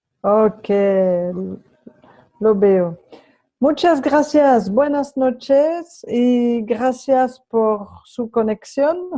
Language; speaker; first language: Spanish; non-native, fluent; French